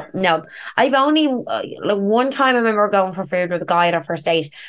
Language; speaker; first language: English; native; English